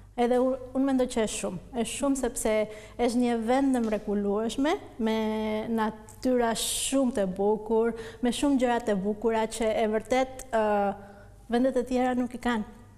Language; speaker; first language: Albanian; non-native, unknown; Spanish